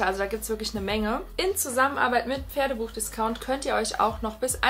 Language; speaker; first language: German; native; German